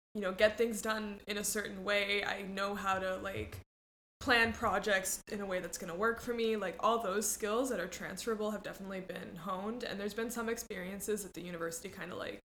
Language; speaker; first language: English; early bilingual, other home language; Spanish